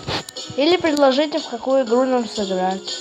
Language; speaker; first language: Russian; native; Russian